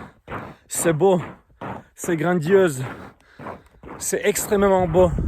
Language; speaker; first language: French; non-native, fluent; Russian